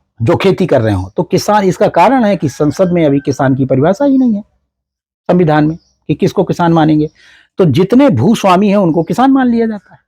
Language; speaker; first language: Hindi; native; Hindi